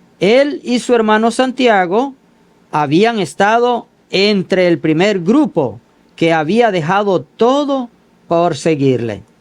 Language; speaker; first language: Spanish; native; Spanish